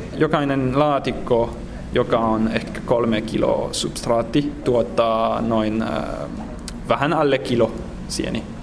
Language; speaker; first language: Finnish; non-native, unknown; French